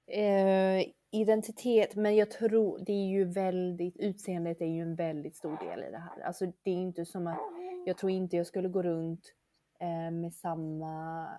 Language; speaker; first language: Swedish; early bilingual, other home language; Chinese